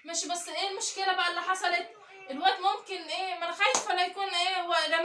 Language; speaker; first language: Arabic; native; Arabic